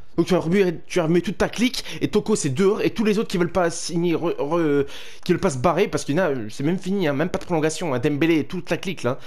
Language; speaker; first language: French; native; French